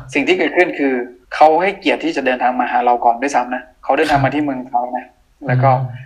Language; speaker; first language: Thai; non-native, local second language; Akha